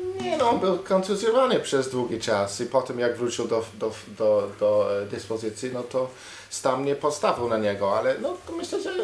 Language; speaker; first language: Polish; non-native, learner; English